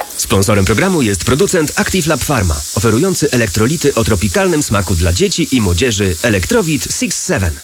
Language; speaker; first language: Polish; native; Polish